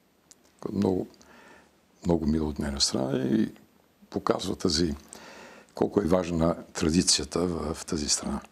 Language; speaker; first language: Bulgarian; early bilingual, heritage; Bulgarian